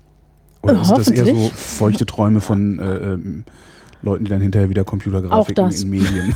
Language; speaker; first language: German; native; German